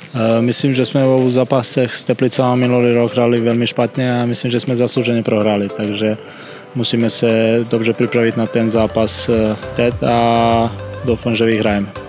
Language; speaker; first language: Czech; non-native, fluent; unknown